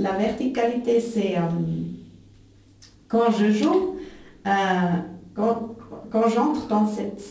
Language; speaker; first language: French; non-native, local second language; German